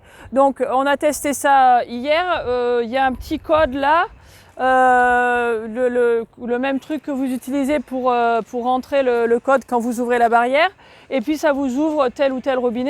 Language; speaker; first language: French; native; French